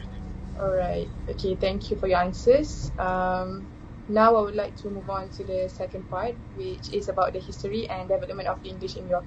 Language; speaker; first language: English; non-native, local second language; Malay